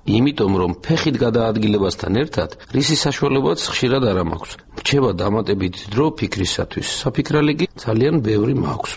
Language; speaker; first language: Georgian; native; Georgian